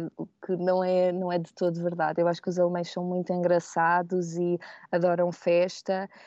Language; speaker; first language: Portuguese; native; Portuguese